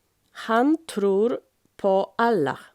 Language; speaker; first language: Norwegian; non-native, fluent; French